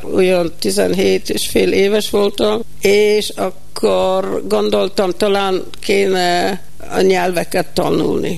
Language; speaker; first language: Hungarian; early bilingual, heritage; Hungarian